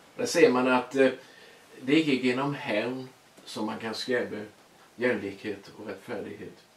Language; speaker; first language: Swedish; native; Swedish